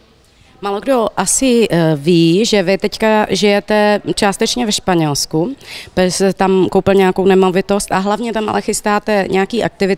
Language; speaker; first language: Czech; native; Czech